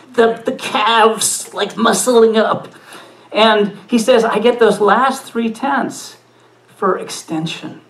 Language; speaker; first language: English; native; English